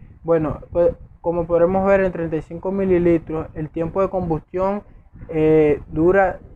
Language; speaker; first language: Spanish; native; Spanish